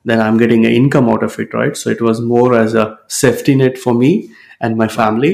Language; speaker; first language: English; non-native, local second language; Hindi